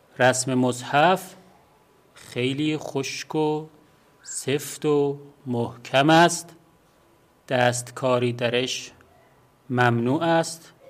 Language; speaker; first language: Persian; non-native, local second language; Azerbaijani